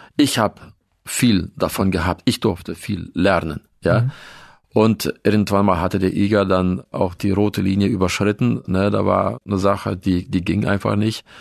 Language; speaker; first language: German; early bilingual, other home language; Russian